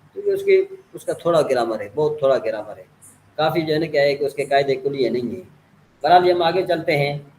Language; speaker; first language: Urdu; native; Urdu